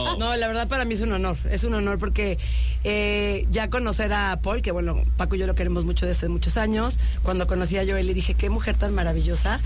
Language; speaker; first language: Spanish; native; Spanish